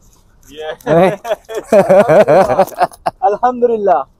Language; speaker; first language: English; non-native, learner; Persian